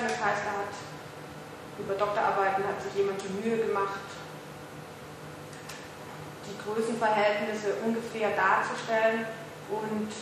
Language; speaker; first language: German; native; German